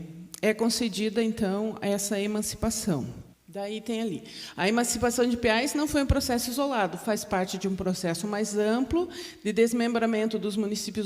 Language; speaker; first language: Portuguese; native; Portuguese